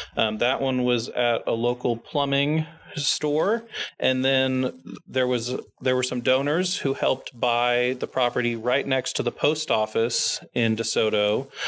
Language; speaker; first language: English; native; English